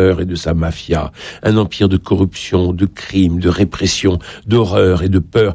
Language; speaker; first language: French; native; French